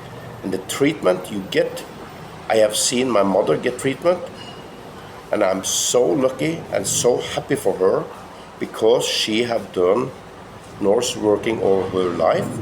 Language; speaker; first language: English; non-native, fluent; Norwegian